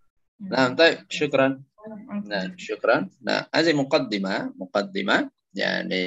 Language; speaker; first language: Arabic; non-native, fluent; Indonesian